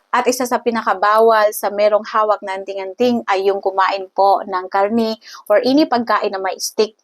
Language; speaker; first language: Filipino; non-native, local second language; Cebuano